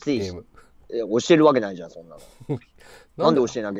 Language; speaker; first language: Japanese; native; Japanese